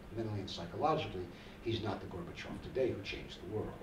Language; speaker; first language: English; native; English